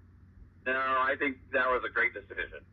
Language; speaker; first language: English; native; English